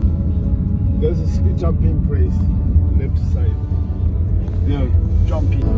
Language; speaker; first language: English; non-native, learner; Korean